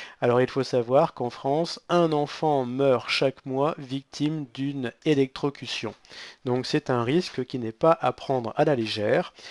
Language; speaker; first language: French; native; French